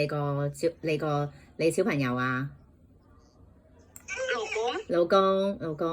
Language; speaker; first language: Cantonese; native; Cantonese